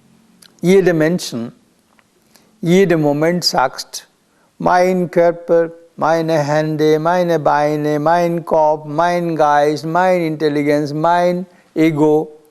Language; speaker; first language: German; non-native, learner; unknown